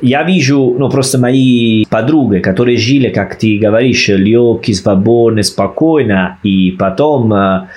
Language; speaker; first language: Russian; non-native, fluent; Italian